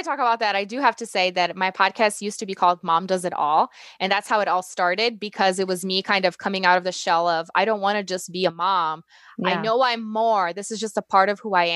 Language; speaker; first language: English; non-native, fluent; Portuguese